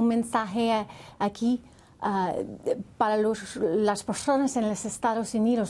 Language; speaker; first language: Spanish; non-native, learner; English